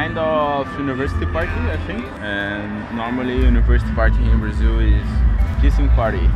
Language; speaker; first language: English; non-native, fluent; Portuguese